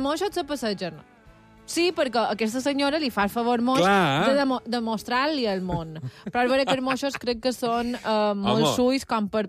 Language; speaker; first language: Catalan; native; Catalan